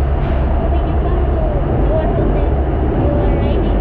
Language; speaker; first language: English; non-native, local second language; Filipino